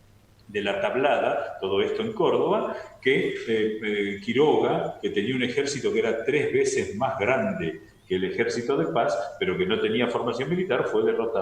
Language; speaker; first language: Spanish; native; Spanish